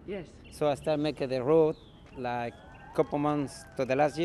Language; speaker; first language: English; non-native, learner; Spanish